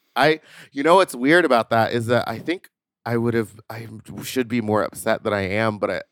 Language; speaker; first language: English; native; English